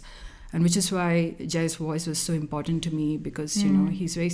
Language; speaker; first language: English; non-native, local second language; Malayalam